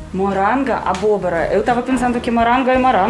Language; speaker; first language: Portuguese; non-native, fluent; Russian